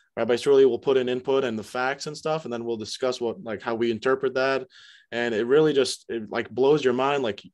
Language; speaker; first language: English; native; English